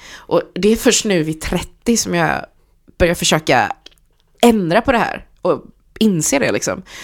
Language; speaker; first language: Swedish; early bilingual, other home language; Chinese